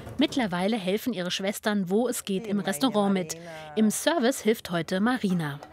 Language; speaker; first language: German; native; German